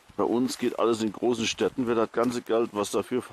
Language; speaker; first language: German; native; German